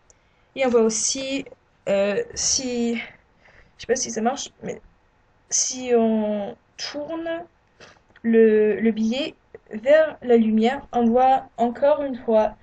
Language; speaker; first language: French; non-native, learner; English